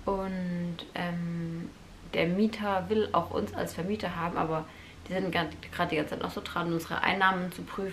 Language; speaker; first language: German; native; German